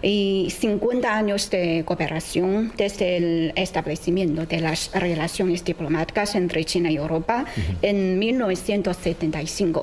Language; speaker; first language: Spanish; non-native, fluent; Chinese